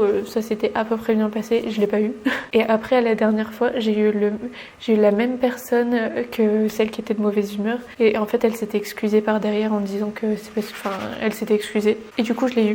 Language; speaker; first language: French; native; French